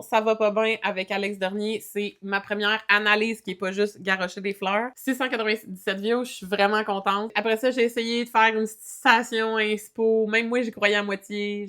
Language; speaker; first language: French; native; French